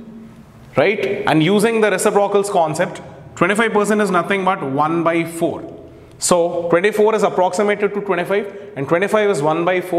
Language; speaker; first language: English; non-native, local second language; Hindi